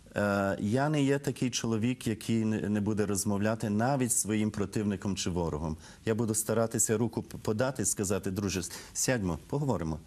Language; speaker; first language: Ukrainian; early bilingual, heritage; Ukrainian